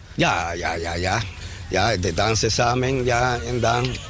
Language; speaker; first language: Dutch; non-native, learner; Spanish